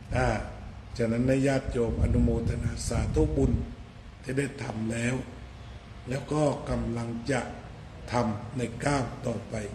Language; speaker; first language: Thai; native; Thai